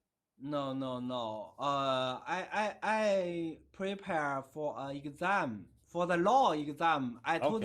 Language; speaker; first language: English; non-native, learner; Chinese